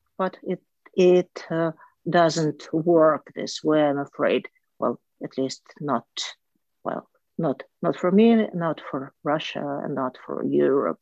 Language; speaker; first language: English; non-native, fluent; Russian